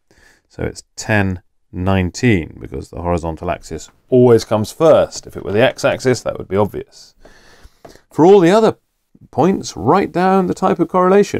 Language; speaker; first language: English; native; English